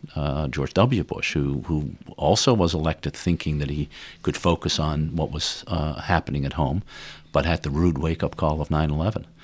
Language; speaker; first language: English; non-native, fluent; Dutch